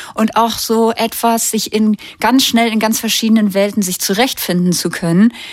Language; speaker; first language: German; native; German